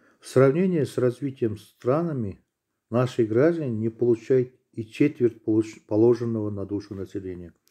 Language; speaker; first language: Russian; non-native, local second language; Kazakh